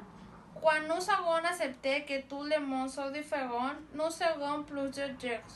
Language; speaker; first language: French; non-native, learner; Spanish